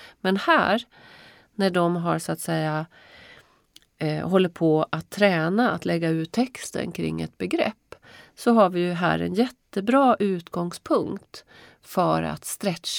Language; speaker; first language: Swedish; native; Swedish